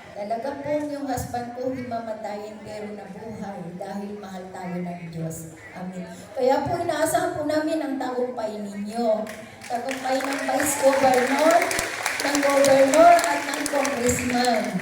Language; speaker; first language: Filipino; native; Filipino